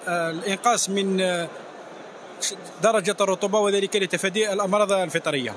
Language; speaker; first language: Arabic; native; Arabic